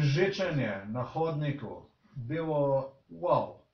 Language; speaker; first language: Polish; non-native, learner; Slovenian